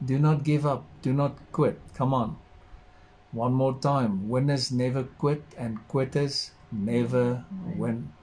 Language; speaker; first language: English; non-native, local second language; Afrikaans